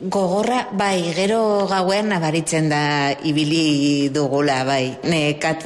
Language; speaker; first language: Basque; non-native, local second language; Spanish